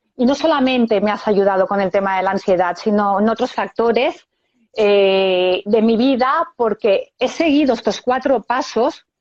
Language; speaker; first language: Spanish; native; Spanish